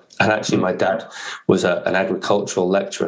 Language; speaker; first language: English; native; English